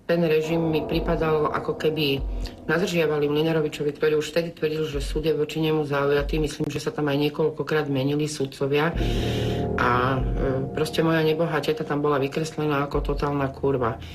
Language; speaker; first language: Slovak; native; Slovak